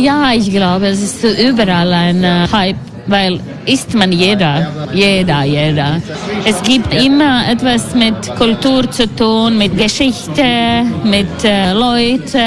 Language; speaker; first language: German; non-native, learner; Latvian